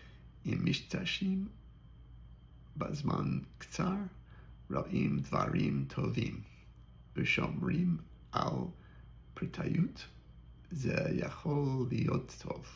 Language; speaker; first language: Hebrew; non-native, learner; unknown